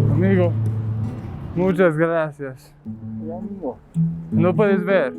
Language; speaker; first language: Spanish; non-native, learner; English